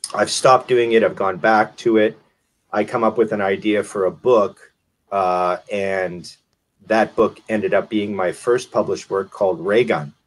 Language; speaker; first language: English; native; English